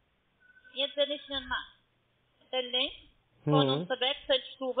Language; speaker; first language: German; non-native, learner; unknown